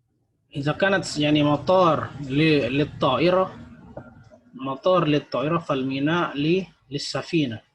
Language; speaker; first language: Arabic; non-native, fluent; Indonesian